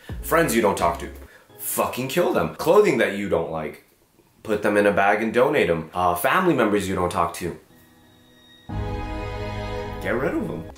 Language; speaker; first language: English; early bilingual, other home language; Korean